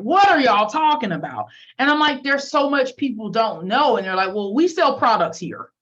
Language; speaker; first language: English; native; English